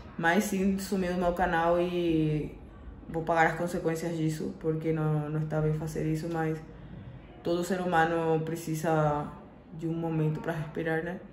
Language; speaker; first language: Portuguese; non-native, fluent; Spanish